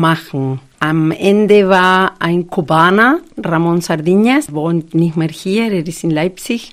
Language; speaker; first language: German; non-native, fluent; Spanish